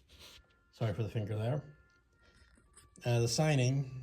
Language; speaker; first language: English; native; English